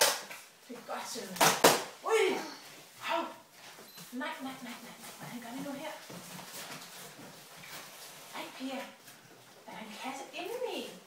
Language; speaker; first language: Danish; native; Danish